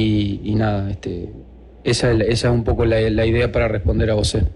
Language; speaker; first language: Portuguese; non-native, learner; Spanish